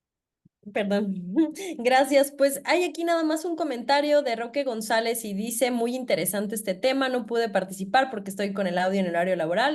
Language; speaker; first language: Spanish; native; Spanish